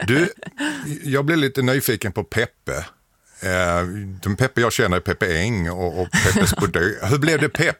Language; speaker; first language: Swedish; native; Swedish